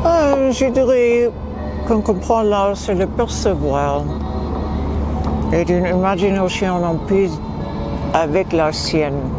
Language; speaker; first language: French; non-native, learner; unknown